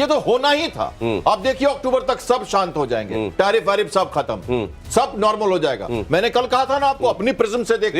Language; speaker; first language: Hindi; native; Hindi